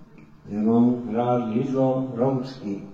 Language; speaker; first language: Czech; non-native, local second language; Romany